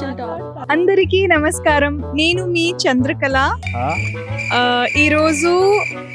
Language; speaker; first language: Telugu; non-native, learner; Kannada